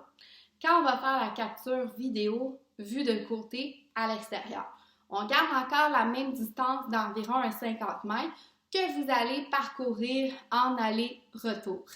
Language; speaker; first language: French; native; French